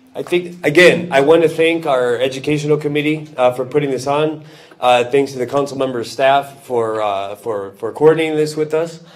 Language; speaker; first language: English; native; English